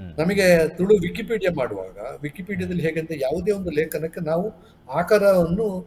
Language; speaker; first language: Kannada; non-native, local second language; Tulu